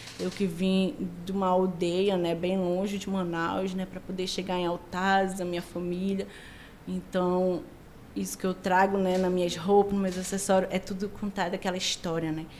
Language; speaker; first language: Portuguese; native; Portuguese